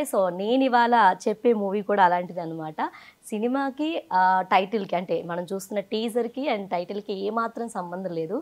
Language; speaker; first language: Telugu; native; Telugu